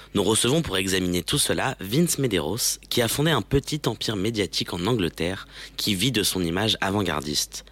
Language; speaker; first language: French; native; French